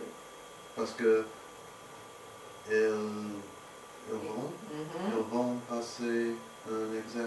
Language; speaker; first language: French; non-native, learner; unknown